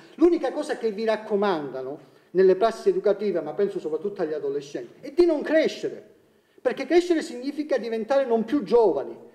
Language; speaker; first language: Italian; native; Italian